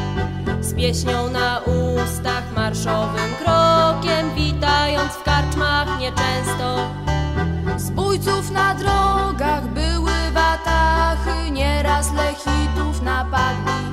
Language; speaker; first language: Polish; native; Polish